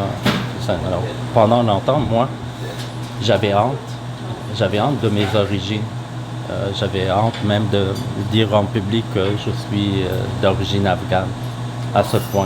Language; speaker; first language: French; non-native, fluent; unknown